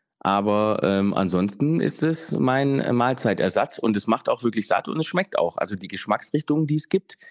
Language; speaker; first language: German; early bilingual, other home language; Italian